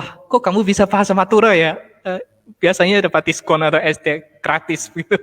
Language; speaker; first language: Indonesian; non-native, fluent; Armenian